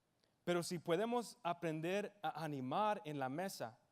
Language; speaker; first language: Spanish; early bilingual, heritage; English